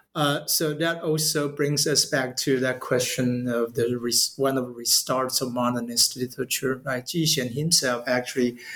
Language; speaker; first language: English; non-native, fluent; Chinese